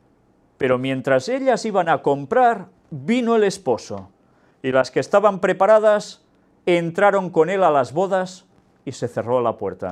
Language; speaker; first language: Spanish; native; Spanish